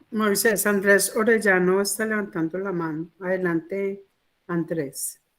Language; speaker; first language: Spanish; native; Spanish